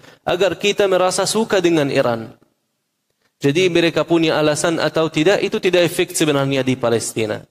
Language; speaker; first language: Indonesian; non-native, fluent; Arabic